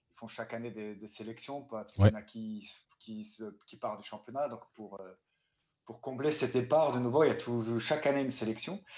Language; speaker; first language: French; native; French